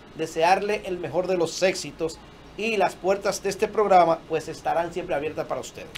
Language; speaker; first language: Spanish; early bilingual, heritage; Spanish